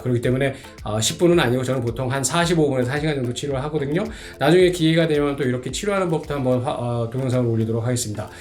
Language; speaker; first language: Korean; native; Korean